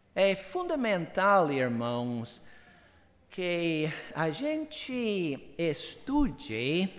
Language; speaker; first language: Portuguese; non-native, fluent; English